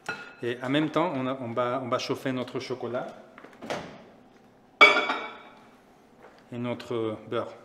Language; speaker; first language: French; non-native, fluent; Spanish